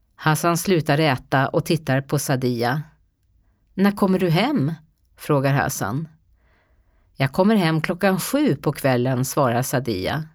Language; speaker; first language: Swedish; native; Swedish